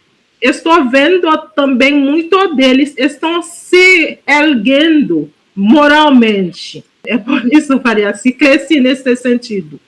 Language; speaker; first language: Portuguese; non-native, fluent; Haitian Creole